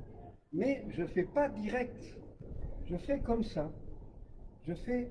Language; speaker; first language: French; native; French